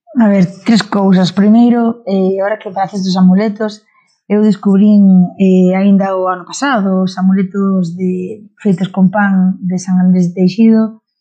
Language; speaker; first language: Galician; non-native, local second language; Spanish